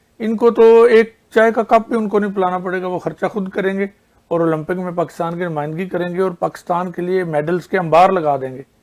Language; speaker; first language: Urdu; non-native, local second language; Punjabi